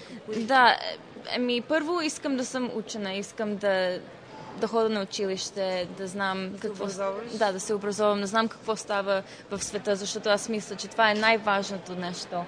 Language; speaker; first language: Bulgarian; early bilingual, heritage; Bulgarian